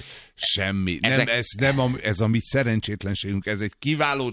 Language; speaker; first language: Hungarian; native; Hungarian